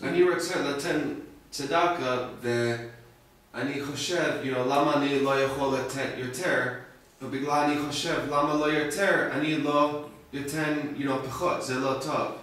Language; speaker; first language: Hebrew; non-native, learner; English